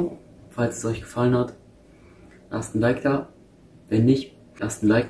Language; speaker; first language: German; native; German